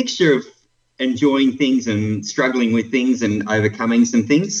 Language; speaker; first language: English; native; English